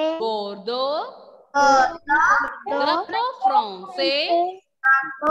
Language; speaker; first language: French; non-native, fluent; Malayalam